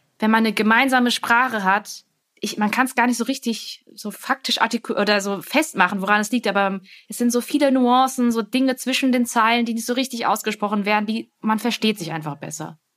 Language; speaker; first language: German; early bilingual, other home language; Vietnamese